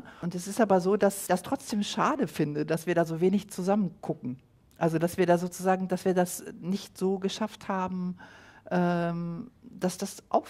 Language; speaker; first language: German; native; German